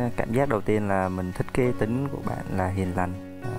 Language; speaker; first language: Vietnamese; native; Vietnamese